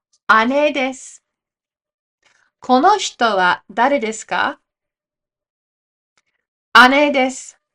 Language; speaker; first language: Japanese; non-native, fluent; English